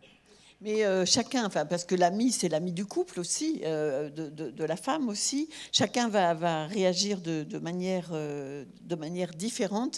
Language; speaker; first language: French; native; French